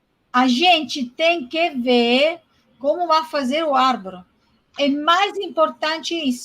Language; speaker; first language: Portuguese; non-native, fluent; Italian